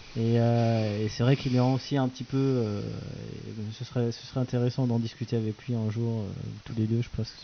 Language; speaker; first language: French; native; French